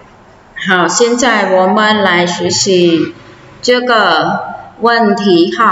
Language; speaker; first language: Chinese; non-native, fluent; Khmer